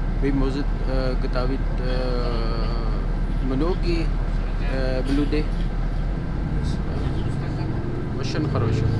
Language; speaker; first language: Russian; non-native, learner; Urdu